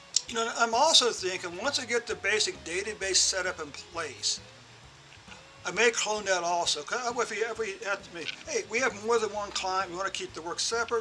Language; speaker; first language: English; native; English